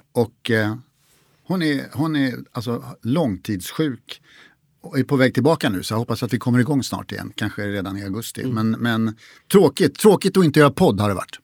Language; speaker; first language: Swedish; native; Swedish